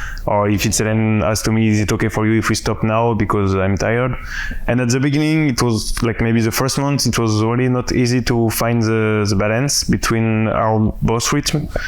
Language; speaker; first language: English; non-native, fluent; French